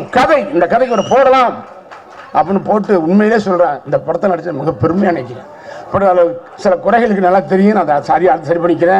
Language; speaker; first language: Tamil; native; Tamil